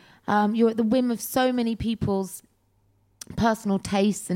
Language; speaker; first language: English; native; English